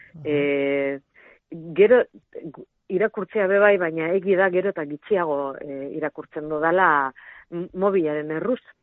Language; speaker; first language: Basque; non-native, local second language; Spanish